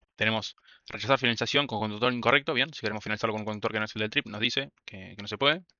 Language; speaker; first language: Spanish; native; Spanish